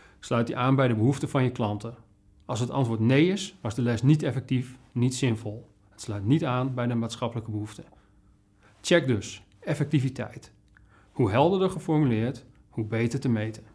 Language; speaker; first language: Dutch; native; Dutch